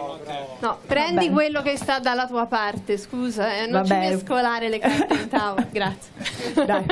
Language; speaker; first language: Italian; native; Italian